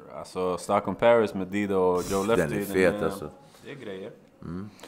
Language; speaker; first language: Swedish; native; Swedish